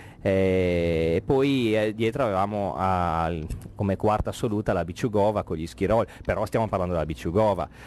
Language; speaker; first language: Italian; native; Italian